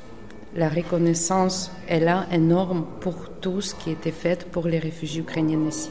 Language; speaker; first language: French; non-native, fluent; Ukrainian